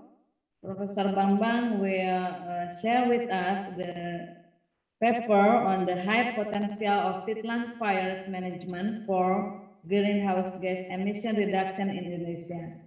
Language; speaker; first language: English; non-native, learner; Indonesian